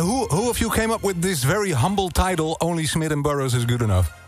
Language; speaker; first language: English; non-native, fluent; Dutch